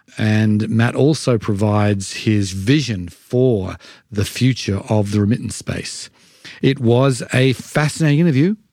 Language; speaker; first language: English; native; English